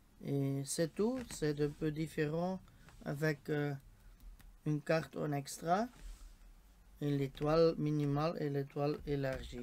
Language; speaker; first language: French; non-native, local second language; Dutch